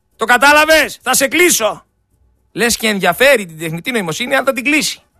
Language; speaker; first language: Greek; native; Greek